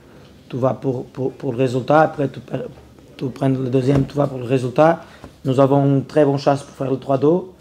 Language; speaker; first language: French; non-native, learner; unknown